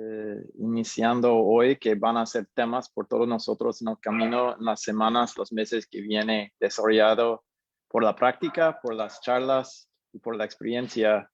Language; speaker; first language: Spanish; non-native, fluent; English